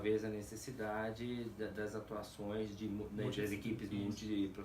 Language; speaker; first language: Portuguese; native; Portuguese